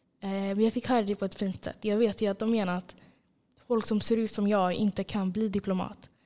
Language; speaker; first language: Swedish; early bilingual, other home language; Somali